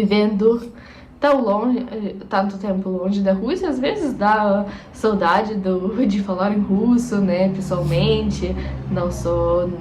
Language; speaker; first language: Portuguese; non-native, fluent; Russian